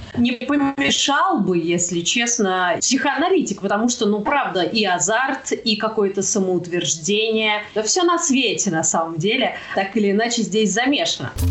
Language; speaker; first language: Russian; native; Russian